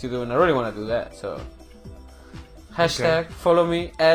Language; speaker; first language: English; non-native, fluent; Spanish